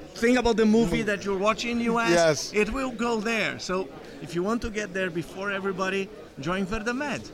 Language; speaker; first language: English; non-native, fluent; Portuguese